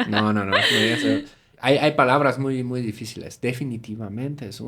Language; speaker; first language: Spanish; non-native, fluent; German